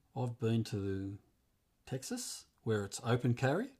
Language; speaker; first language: English; native; English